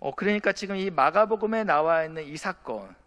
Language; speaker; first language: Korean; native; Korean